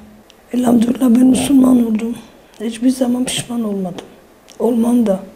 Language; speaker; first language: Turkish; non-native, fluent; Armenian